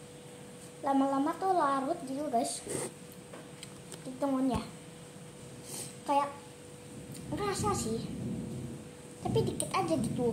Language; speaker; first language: Indonesian; native; Indonesian